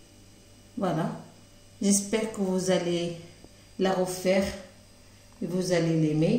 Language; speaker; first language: French; non-native, local second language; Arabic